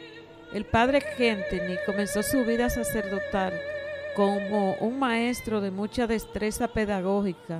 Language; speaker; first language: Spanish; native; Spanish